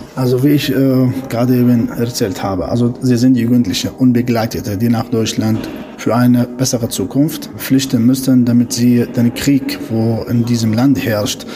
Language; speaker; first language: German; non-native, fluent; Arabic